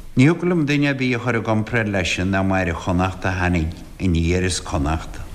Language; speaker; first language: Irish; native; Irish